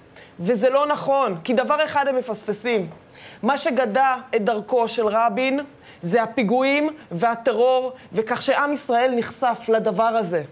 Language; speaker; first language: Hebrew; native; Hebrew